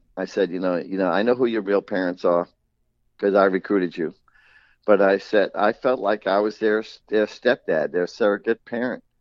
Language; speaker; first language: English; native; English